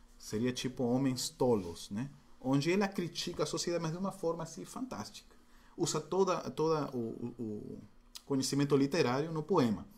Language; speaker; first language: Portuguese; non-native, fluent; Spanish